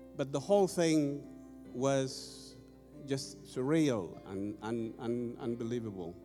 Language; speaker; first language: English; non-native, fluent; Amharic